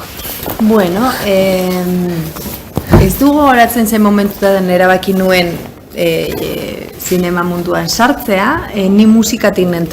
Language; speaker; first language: Basque; non-native, local second language; Spanish